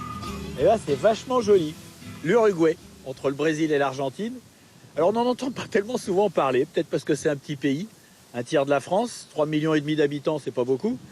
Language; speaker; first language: French; native; French